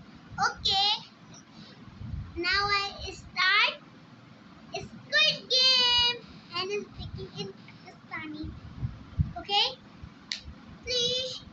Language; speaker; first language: English; non-native, learner; Urdu